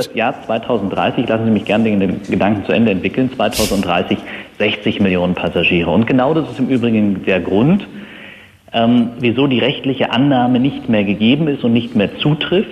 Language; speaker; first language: German; native; German